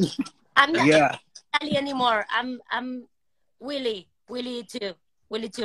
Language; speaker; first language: English; non-native, learner; Spanish